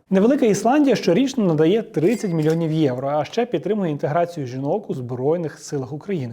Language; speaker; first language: Ukrainian; native; Ukrainian